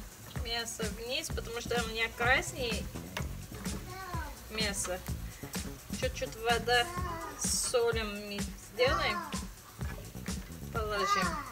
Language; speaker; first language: Russian; non-native, learner; Tajik